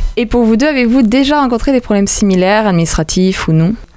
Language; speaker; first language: French; native; French